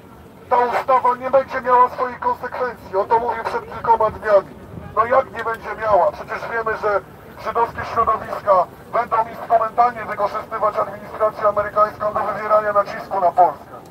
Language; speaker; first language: Polish; native; Polish